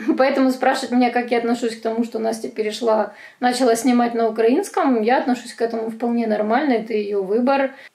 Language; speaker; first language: Russian; native; Russian